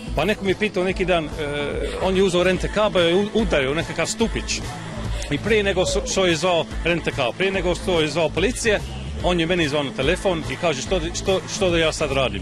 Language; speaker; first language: Croatian; non-native, learner; English